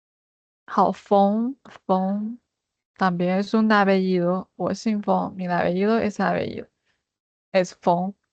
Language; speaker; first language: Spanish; non-native, fluent; Chinese